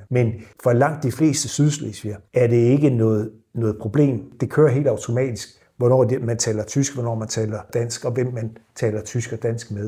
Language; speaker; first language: Danish; native; Danish